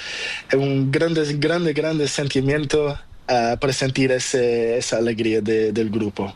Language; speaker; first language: Spanish; non-native, learner; Portuguese